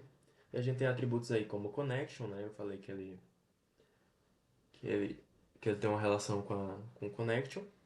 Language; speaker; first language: Portuguese; native; Portuguese